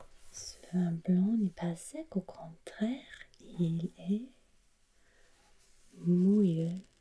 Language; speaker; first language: French; non-native, fluent; German